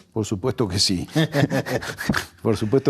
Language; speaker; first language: Spanish; native; Spanish